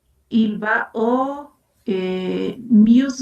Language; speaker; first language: French; non-native, learner; Spanish